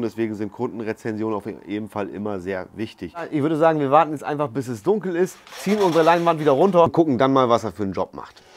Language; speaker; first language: German; native; German